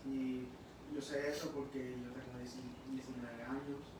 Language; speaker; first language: Spanish; early bilingual, heritage; Spanish